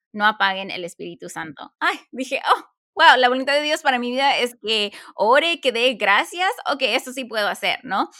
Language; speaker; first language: Spanish; early bilingual, heritage; Spanish